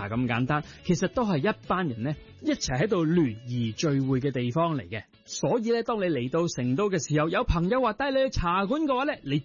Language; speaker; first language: Cantonese; native; Cantonese